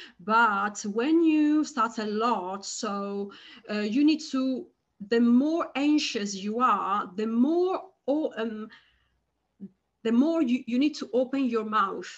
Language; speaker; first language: English; non-native, fluent; Italian